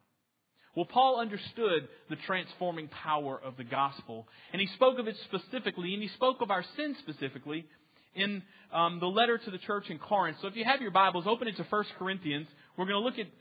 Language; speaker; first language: English; native; English